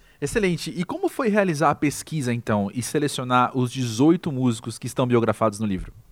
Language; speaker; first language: Portuguese; native; Portuguese